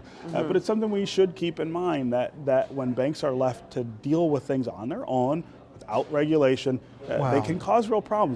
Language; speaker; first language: English; native; English